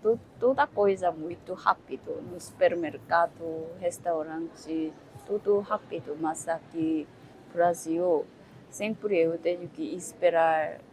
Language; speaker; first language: Portuguese; non-native, learner; Korean